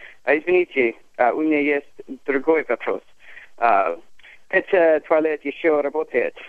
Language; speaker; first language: Russian; non-native, learner; English